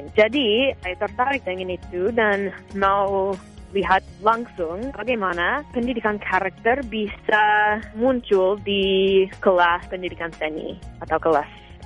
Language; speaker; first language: Indonesian; non-native, fluent; English